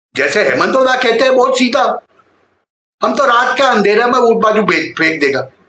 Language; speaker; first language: Hindi; non-native, local second language; Gujarati